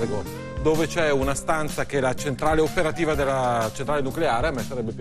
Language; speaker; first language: Italian; native; Italian